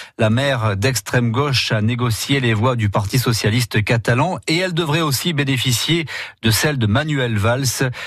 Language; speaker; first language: French; native; French